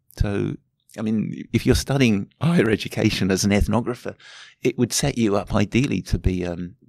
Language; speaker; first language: English; native; English